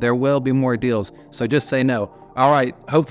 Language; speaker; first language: English; native; English